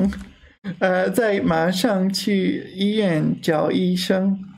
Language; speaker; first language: Chinese; non-native, learner; English